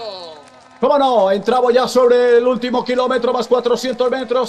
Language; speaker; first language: Spanish; native; Spanish